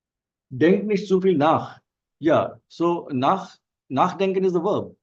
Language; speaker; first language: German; non-native, fluent; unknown